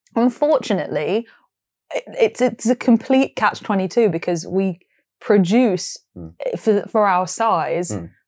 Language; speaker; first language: English; native; English